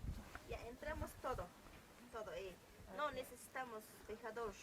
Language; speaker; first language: Spanish; non-native, local second language; Quechua